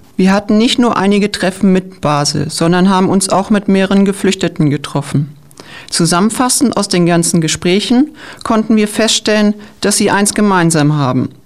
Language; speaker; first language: German; native; German